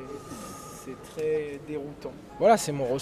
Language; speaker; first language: French; native; French